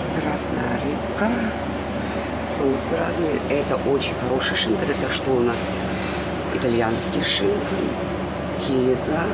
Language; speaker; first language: Russian; native; Russian